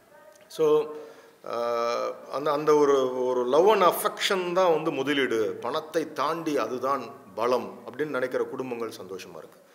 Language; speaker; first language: Tamil; native; Tamil